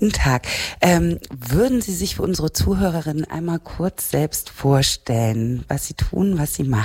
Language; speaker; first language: German; native; German